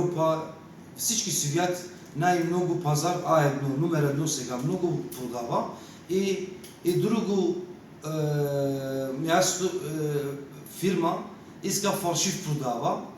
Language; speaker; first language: Bulgarian; non-native, learner; Turkish